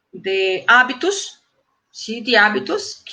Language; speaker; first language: Spanish; non-native, fluent; Portuguese